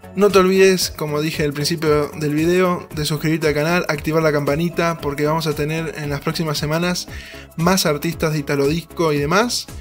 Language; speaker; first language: Spanish; native; Spanish